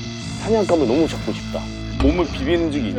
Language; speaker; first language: Korean; native; Korean